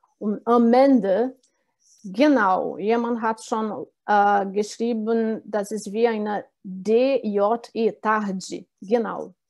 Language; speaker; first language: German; non-native, fluent; Portuguese